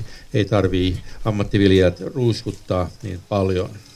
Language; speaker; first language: Finnish; non-native, local second language; Swedish